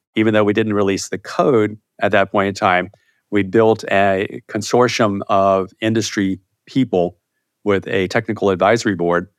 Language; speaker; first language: English; native; English